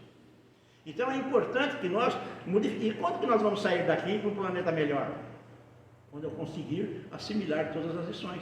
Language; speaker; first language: Portuguese; native; Portuguese